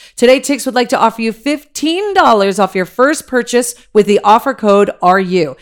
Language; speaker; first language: English; native; English